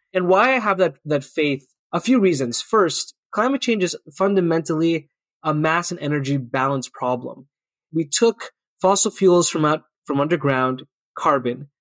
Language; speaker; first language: English; early bilingual, other home language; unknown